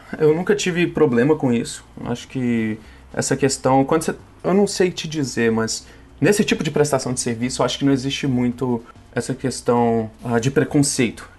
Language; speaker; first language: Portuguese; native; Portuguese